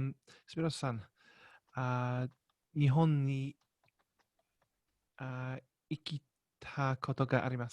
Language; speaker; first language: Japanese; non-native, learner; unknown